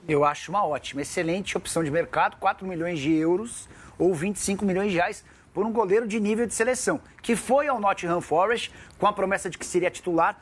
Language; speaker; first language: Portuguese; native; Portuguese